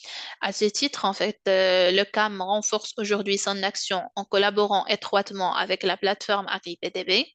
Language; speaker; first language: French; non-native, local second language; Arabic